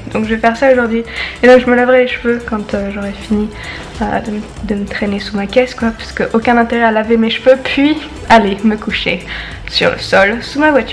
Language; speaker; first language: French; native; French